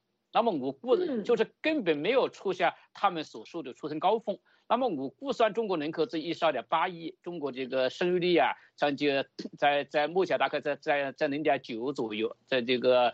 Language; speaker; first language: Chinese; native; Chinese